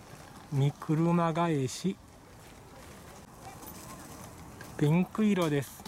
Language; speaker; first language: Japanese; native; Japanese